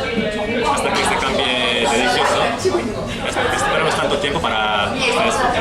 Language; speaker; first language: Spanish; non-native, fluent; Korean